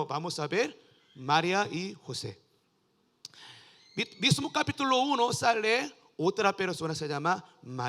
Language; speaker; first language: Spanish; non-native, learner; Korean